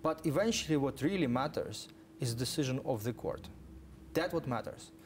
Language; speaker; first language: English; non-native, fluent; Ukrainian